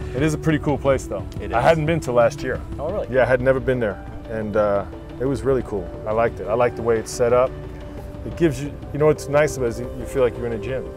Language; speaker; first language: English; native; English